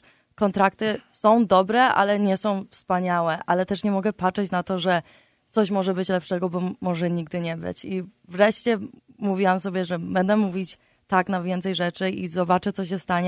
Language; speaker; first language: Polish; early bilingual, heritage; Polish